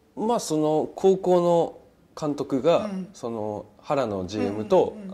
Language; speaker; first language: Japanese; native; Japanese